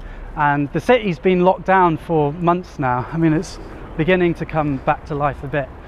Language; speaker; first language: English; native; English